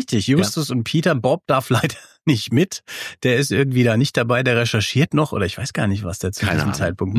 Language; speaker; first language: German; native; German